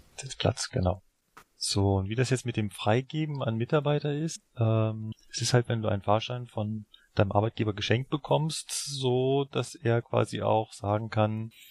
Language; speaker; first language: German; native; German